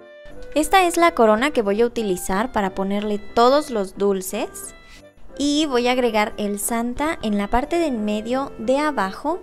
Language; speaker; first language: Spanish; native; Spanish